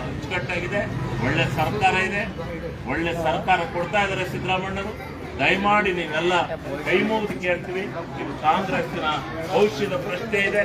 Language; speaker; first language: Kannada; native; Kannada